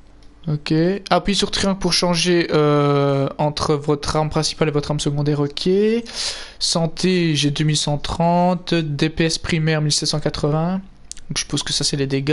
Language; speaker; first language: French; native; French